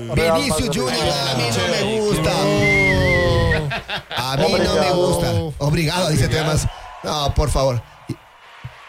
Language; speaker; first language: Spanish; native; Spanish